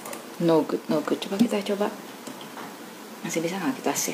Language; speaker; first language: Indonesian; native; Indonesian